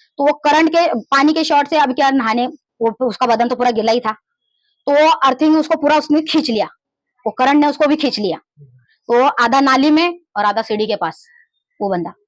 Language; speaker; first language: Hindi; non-native, local second language; Marathi